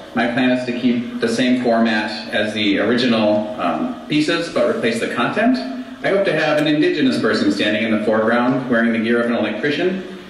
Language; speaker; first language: English; native; English